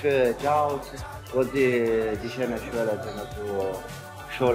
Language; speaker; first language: Chinese; non-native, learner; Italian